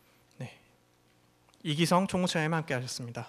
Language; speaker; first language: Korean; native; Korean